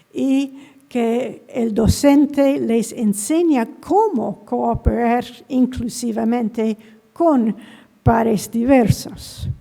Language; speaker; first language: Spanish; non-native, fluent; English